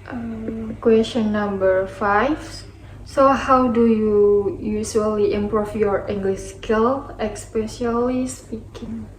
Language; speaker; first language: English; non-native, learner; Indonesian